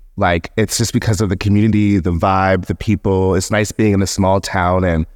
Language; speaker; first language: English; native; English